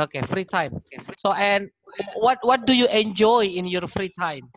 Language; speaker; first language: English; non-native, learner; Indonesian